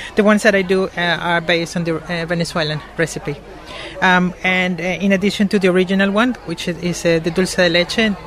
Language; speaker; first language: English; non-native, fluent; Spanish